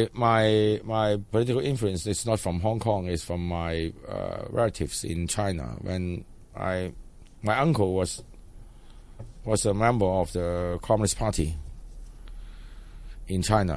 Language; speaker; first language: English; non-native, local second language; Cantonese